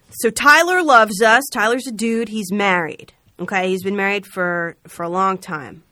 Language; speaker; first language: English; native; English